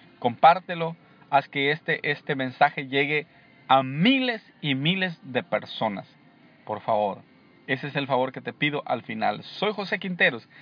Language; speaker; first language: Spanish; native; Spanish